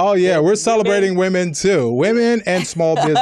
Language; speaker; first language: English; native; English